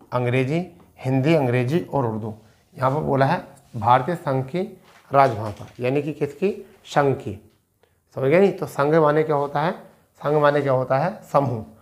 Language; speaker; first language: Hindi; native; Hindi